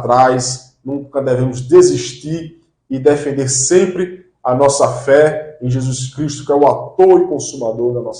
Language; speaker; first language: Portuguese; native; Portuguese